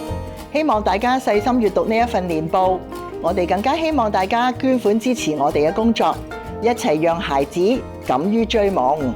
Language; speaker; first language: Cantonese; native; Cantonese